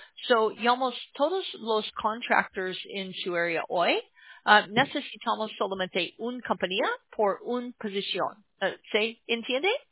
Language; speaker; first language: Spanish; non-native, learner; English